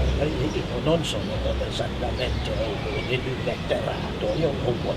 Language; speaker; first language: Italian; non-native, fluent; Maltese